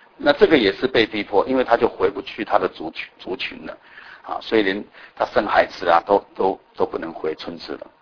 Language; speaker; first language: Chinese; native; Chinese